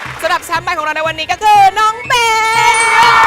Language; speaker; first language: Thai; native; Thai